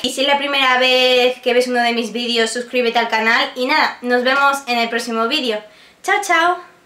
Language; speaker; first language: Spanish; native; Spanish